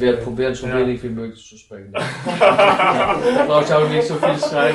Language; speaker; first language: German; non-native, fluent; Dutch